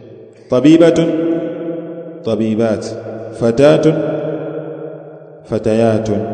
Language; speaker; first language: Arabic; non-native, fluent; Swahili